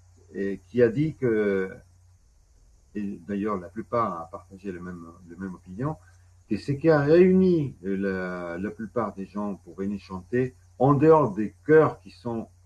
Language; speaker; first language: French; non-native, fluent; Spanish